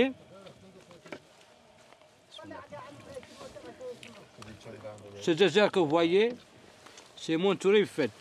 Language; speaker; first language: French; non-native, local second language; Arabic